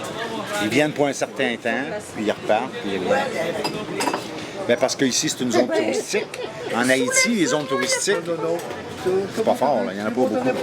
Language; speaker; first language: French; native; French